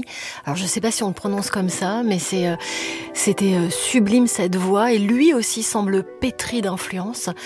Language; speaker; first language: French; native; French